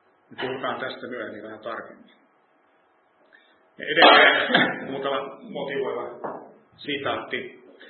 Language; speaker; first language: Finnish; native; Finnish